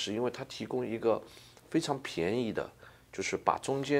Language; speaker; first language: Chinese; native; Chinese